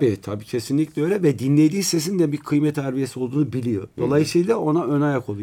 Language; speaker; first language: Turkish; native; Turkish